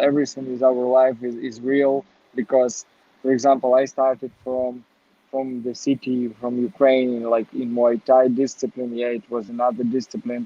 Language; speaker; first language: English; non-native, learner; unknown